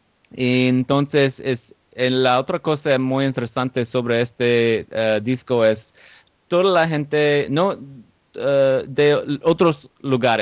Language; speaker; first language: Spanish; non-native, learner; English